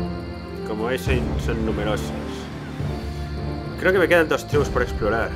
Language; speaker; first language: Spanish; native; Spanish